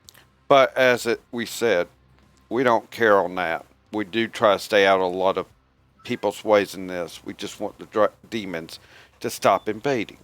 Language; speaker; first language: English; native; English